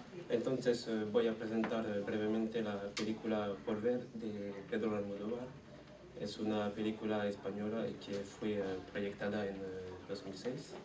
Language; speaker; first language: Spanish; non-native, learner; French